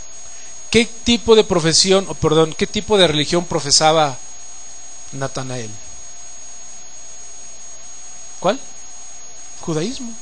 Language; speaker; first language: Spanish; native; Spanish